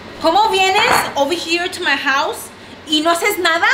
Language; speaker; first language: Spanish; early bilingual, heritage; Spanish